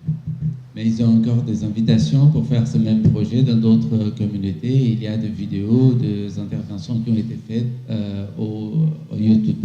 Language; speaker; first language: French; non-native, fluent; Portuguese